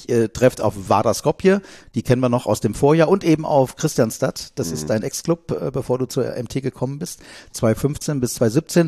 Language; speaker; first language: German; native; German